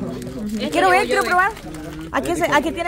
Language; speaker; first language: Spanish; native; Spanish